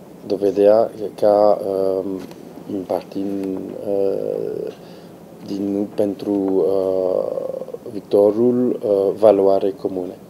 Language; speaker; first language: Romanian; non-native, learner; French